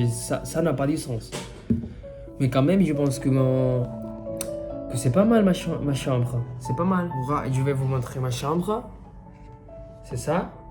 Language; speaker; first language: French; non-native, fluent; Spanish